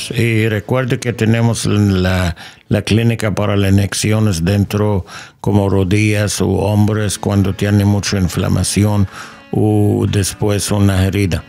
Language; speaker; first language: Spanish; non-native, learner; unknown